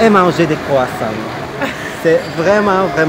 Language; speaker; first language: French; non-native, fluent; Russian